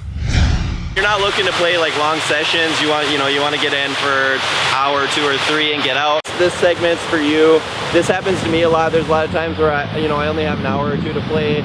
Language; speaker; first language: English; native; English